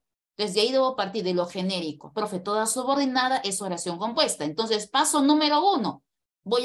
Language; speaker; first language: Spanish; native; Spanish